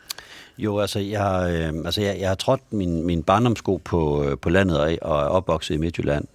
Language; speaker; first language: Danish; native; Danish